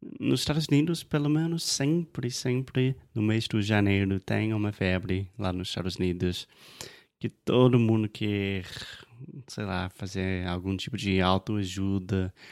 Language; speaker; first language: Portuguese; non-native, fluent; English